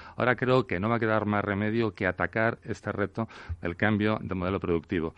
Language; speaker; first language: Spanish; native; Spanish